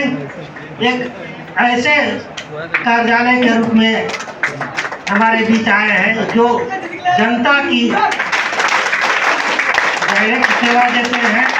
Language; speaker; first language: Hindi; native; Hindi